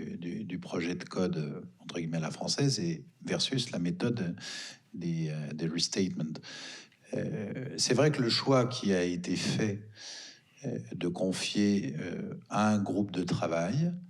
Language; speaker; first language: French; native; French